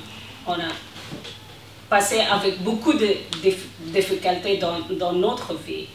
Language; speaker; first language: French; non-native, learner; Persian